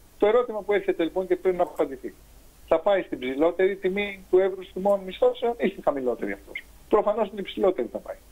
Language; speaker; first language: Greek; native; Greek